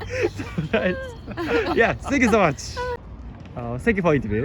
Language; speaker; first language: English; non-native, learner; Japanese